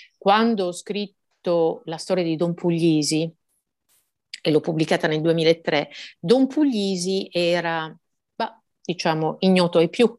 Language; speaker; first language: Italian; native; Italian